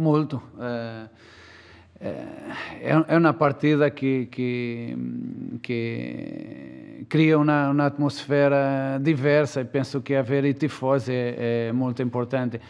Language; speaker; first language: Italian; non-native, fluent; Portuguese